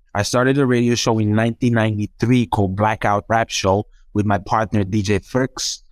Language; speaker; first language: English; non-native, fluent; Croatian